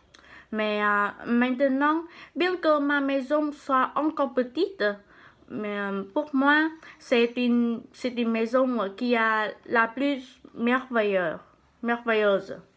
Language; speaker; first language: French; non-native, learner; Vietnamese